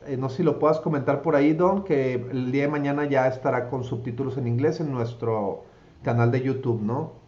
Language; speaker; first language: Spanish; native; Spanish